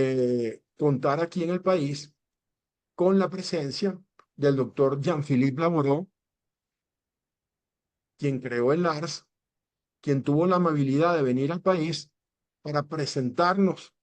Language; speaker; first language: Spanish; native; Spanish